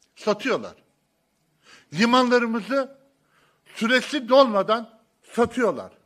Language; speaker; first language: Turkish; native; Turkish